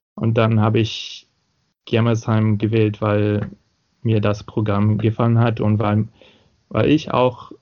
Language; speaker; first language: German; non-native, fluent; English